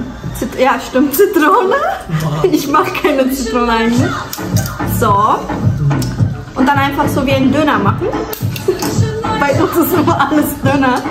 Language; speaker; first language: German; early bilingual, other home language; Turkish